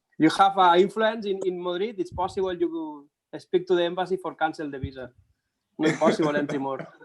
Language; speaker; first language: English; non-native, learner; Spanish